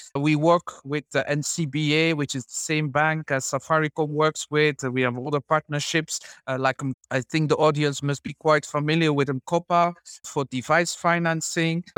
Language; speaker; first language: English; non-native, fluent; Dutch